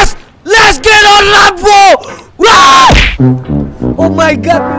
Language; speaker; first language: English; non-native, learner; Indonesian